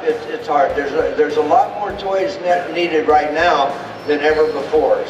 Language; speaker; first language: English; native; English